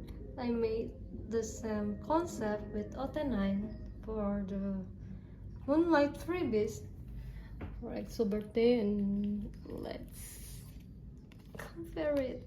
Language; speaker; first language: English; non-native, learner; Indonesian